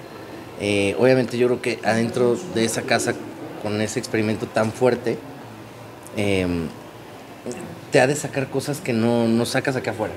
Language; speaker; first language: Spanish; native; Spanish